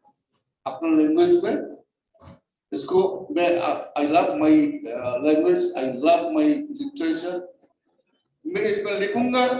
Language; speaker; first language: Hindi; non-native, learner; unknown